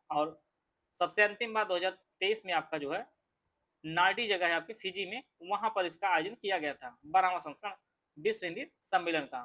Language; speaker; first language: Hindi; native; Hindi